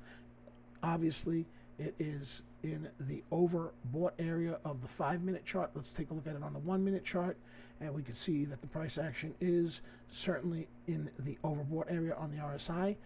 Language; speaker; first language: English; native; English